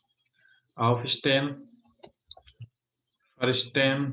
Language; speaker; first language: German; non-native, fluent; Hindi